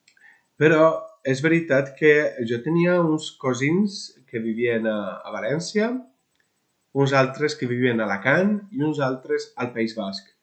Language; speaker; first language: Catalan; non-native, local second language; Spanish